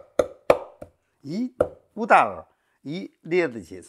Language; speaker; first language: Russian; non-native, learner; Chinese